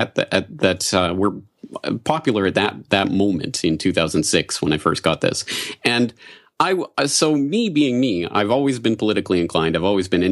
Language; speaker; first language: English; native; English